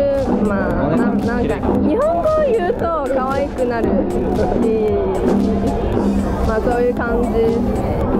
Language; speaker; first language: Japanese; non-native, learner; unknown